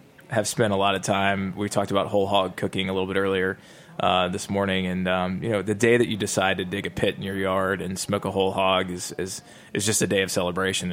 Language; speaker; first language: English; native; English